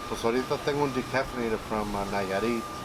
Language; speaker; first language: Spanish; early bilingual, heritage; Spanish